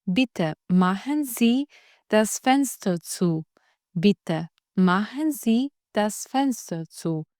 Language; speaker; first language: German; non-native, fluent; Albanian